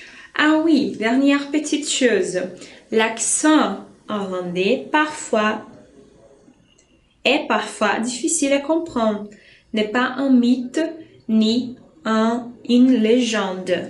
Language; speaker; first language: French; non-native, fluent; Portuguese